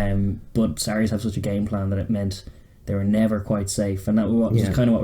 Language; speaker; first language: English; native; English